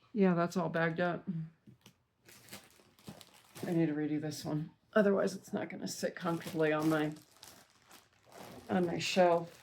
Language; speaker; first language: English; native; English